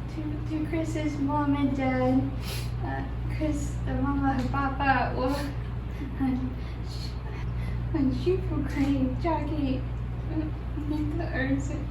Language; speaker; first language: Chinese; non-native, learner; English